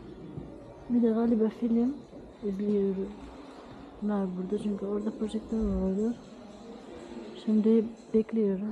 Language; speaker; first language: Turkish; non-native, learner; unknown